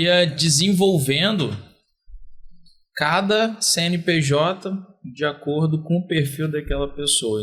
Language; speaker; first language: Portuguese; native; Portuguese